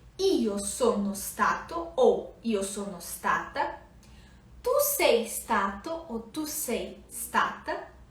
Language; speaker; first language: Italian; non-native, fluent; Portuguese